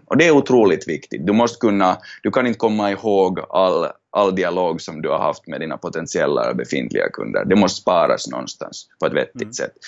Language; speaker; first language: Swedish; native; Swedish